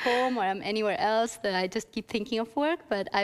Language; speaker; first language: English; non-native, local second language; Urdu